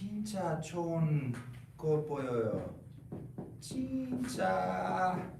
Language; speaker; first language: Korean; non-native, learner; Italian